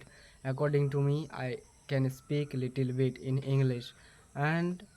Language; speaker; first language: English; non-native, learner; Bangla